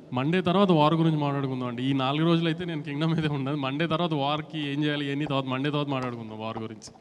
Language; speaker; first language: Telugu; native; Telugu